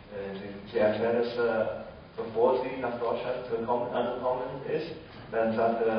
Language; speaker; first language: German; non-native, fluent; Chinese